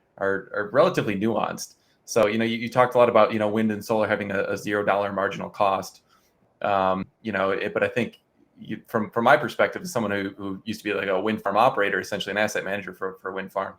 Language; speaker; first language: English; native; English